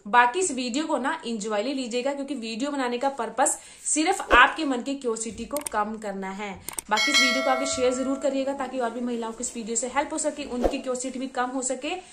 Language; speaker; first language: Hindi; native; Hindi